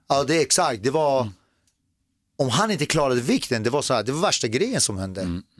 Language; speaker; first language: Swedish; early bilingual, other home language; Persian